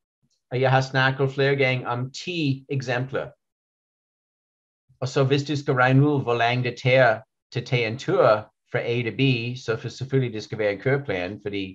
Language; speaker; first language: Danish; non-native, learner; English